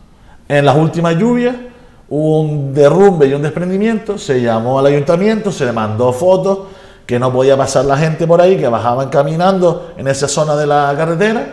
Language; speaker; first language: Spanish; native; Spanish